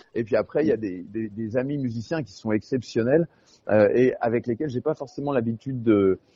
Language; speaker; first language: French; native; French